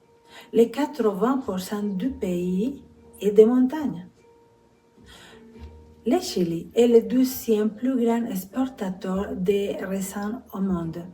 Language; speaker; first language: French; non-native, fluent; Spanish